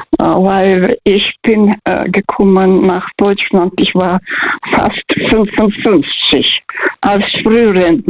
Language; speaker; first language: German; non-native, fluent; Russian